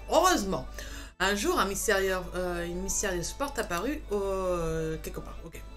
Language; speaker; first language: French; native; French